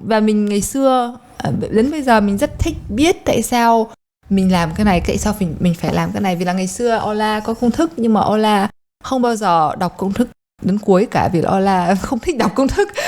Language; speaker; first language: Vietnamese; early bilingual, heritage; Polish